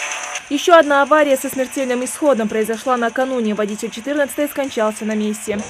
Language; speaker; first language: Russian; native; Russian